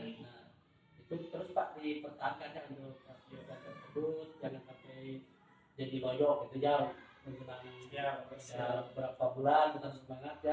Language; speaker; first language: Indonesian; native; Indonesian